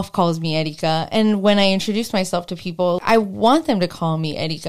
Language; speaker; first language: English; native; English